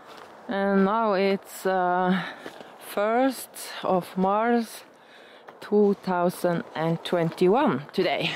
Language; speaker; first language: English; non-native, learner; Norwegian